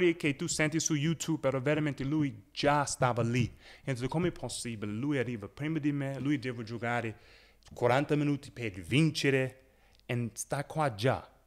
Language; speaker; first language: Italian; non-native, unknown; English